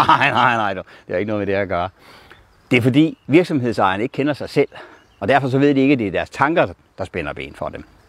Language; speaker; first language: Danish; native; Danish